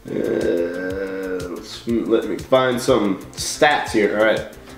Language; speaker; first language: English; native; English